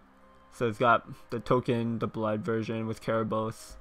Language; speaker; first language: English; native; English